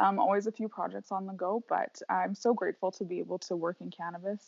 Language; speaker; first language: English; native; English